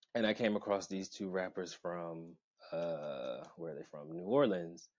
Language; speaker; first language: English; native; English